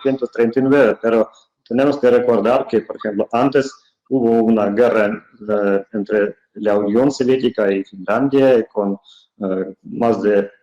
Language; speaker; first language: Spanish; non-native, fluent; Russian